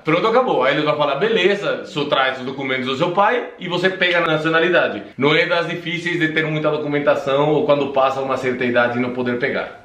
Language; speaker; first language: Portuguese; non-native, fluent; Spanish